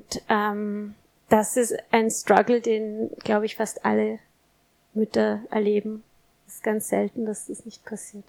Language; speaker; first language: German; native; German